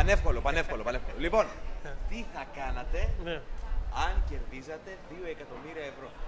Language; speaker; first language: Greek; native; Greek